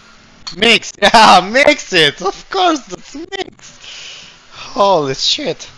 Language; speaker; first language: English; non-native, learner; Polish